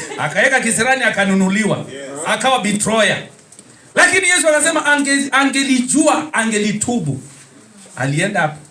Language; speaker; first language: Swahili; non-native, local second language; Kamba